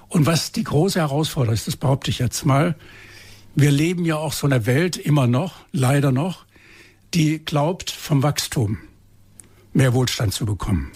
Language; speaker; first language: German; native; German